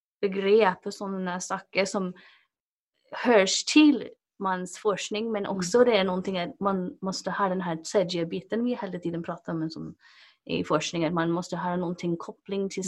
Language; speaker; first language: Swedish; non-native, fluent; English